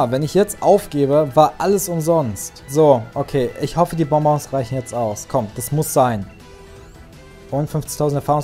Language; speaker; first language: German; native; German